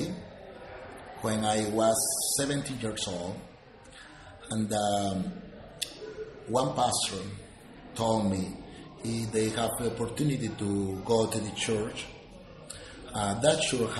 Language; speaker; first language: English; non-native, learner; Spanish